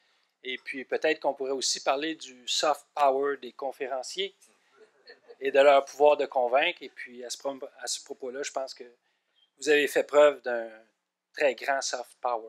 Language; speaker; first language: French; native; French